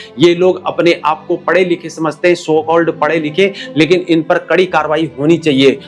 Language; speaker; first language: Hindi; native; Hindi